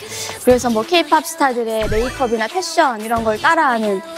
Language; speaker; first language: Korean; non-native, fluent; Japanese